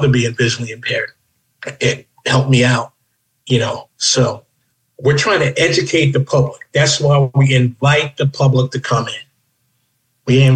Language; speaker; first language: English; non-native, local second language; Spanish